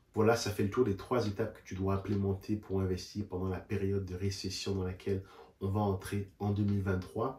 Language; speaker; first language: French; native; French